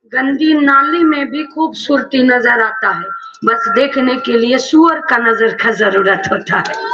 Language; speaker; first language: Hindi; non-native, local second language; Bangla